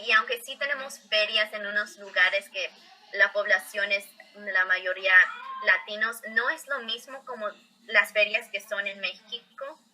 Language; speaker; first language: Spanish; early bilingual, heritage; Spanish